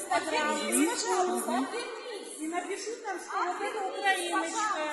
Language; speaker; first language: Russian; non-native, local second language; Uzbek